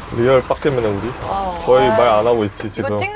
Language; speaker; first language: Korean; native; Korean